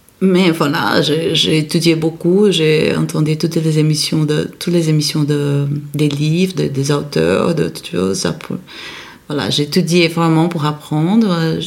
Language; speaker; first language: French; non-native, fluent; Portuguese